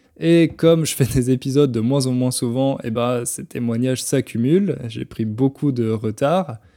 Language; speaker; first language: French; native; French